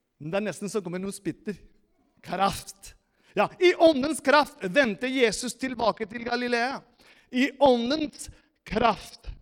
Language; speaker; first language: Norwegian; non-native, fluent; Spanish